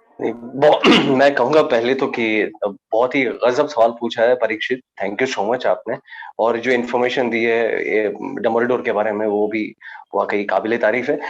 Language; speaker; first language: Hindi; non-native, local second language; Gujarati